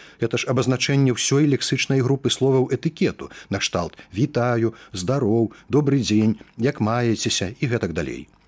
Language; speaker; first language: Belarusian; native; Belarusian